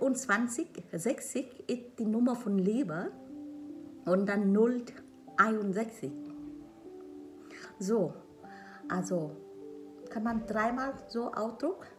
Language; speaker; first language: German; non-native, learner; Vietnamese